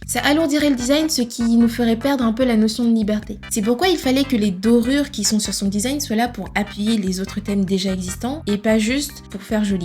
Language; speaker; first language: French; native; French